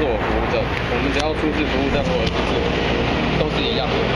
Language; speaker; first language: Chinese; native; Chinese